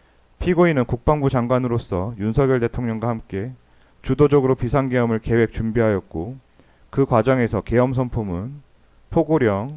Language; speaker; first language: Korean; native; Korean